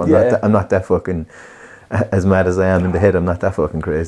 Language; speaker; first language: English; native; English